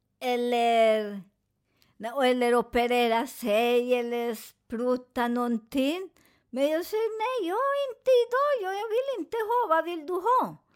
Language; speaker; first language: Swedish; non-native, learner; Spanish